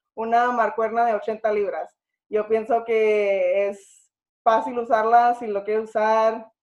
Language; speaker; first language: Spanish; early bilingual, other home language; English